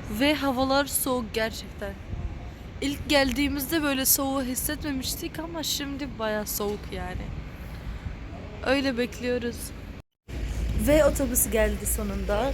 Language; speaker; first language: Turkish; early bilingual, other home language; Arabic